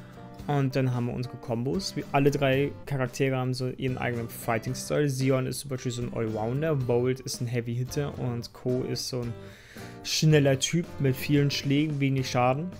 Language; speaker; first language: German; native; German